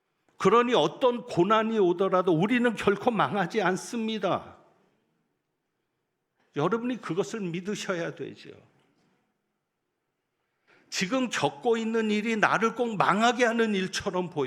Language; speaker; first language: Korean; native; Korean